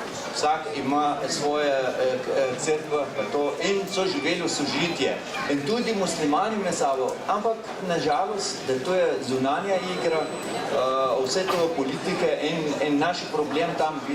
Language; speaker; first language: Slovenian; non-native, local second language; Arabic